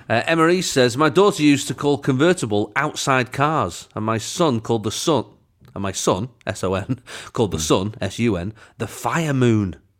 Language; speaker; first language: English; native; English